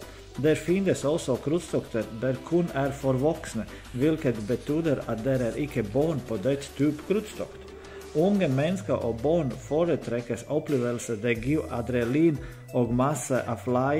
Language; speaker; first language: Swedish; non-native, learner; Danish